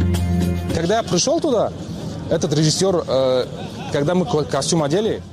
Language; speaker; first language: Russian; non-native, local second language; Tajik